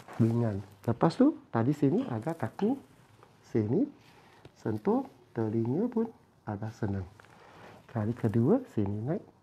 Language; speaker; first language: Malay; non-native, local second language; Chinese